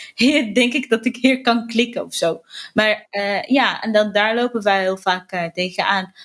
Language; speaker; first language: Dutch; non-native, fluent; Arabic